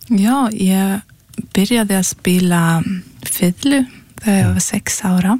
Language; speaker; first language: Icelandic; early bilingual, heritage; Icelandic